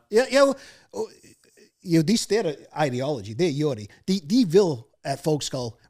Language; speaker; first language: Norwegian; non-native, fluent; English